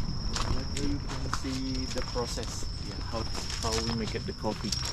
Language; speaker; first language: English; non-native, local second language; Indonesian